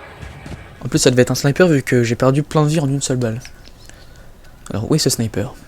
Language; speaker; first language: French; native; French